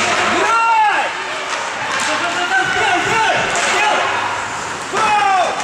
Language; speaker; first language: Russian; native; Russian